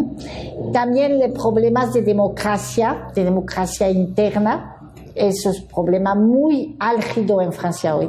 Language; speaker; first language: Spanish; non-native, fluent; French